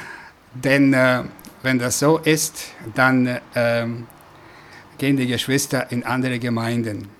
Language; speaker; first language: German; non-native, fluent; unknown